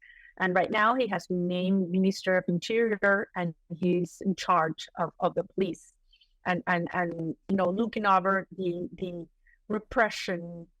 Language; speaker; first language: English; non-native, fluent; Spanish